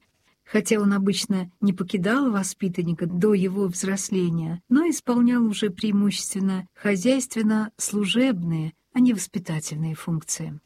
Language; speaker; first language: Russian; native; Russian